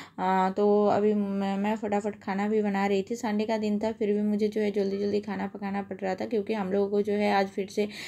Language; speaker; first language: Hindi; non-native, local second language; Bangla